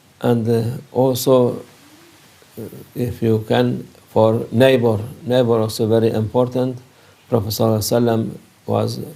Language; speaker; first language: English; non-native, learner; Turkish